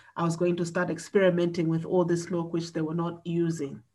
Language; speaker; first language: English; non-native, local second language; Nyanja